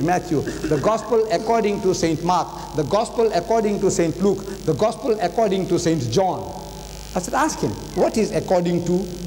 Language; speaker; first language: English; early bilingual, other home language; Gujarati